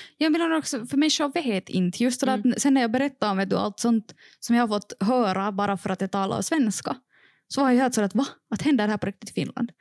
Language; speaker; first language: Swedish; native; Swedish